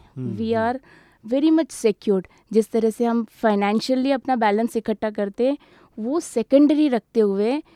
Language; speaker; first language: Hindi; native; Hindi